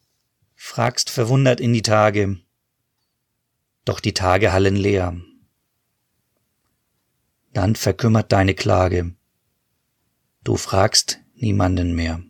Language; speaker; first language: German; native; German